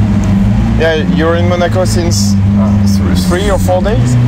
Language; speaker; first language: English; non-native, learner; French